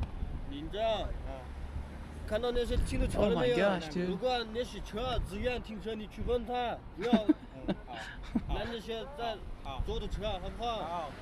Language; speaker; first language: Chinese; native; Chinese